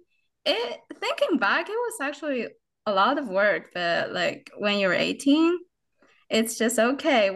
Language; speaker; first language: English; non-native, fluent; Chinese